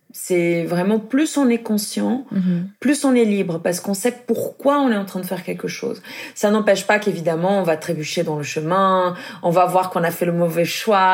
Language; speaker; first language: French; non-native, fluent; Portuguese